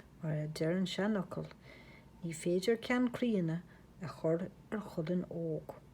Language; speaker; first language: Irish; native; Irish